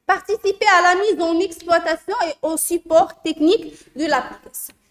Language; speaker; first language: French; non-native, local second language; Arabic